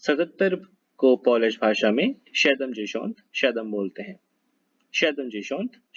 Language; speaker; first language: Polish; non-native, learner; Hindi